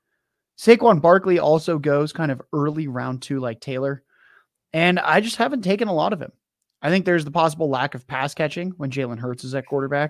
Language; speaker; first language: English; native; English